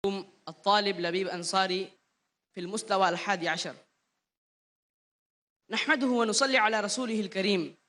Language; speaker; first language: Arabic; non-native, learner; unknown